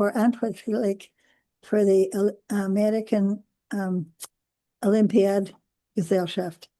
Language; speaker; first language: German; non-native, learner; English